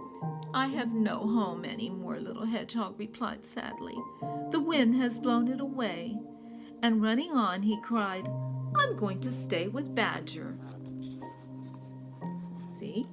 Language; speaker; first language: English; native; English